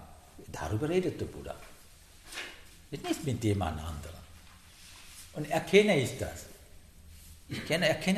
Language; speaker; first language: German; non-native, learner; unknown